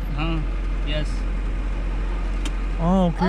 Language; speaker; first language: English; non-native, learner; Korean